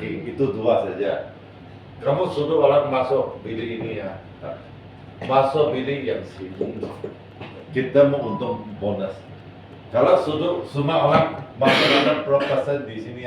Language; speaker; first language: Indonesian; non-native, learner; Chinese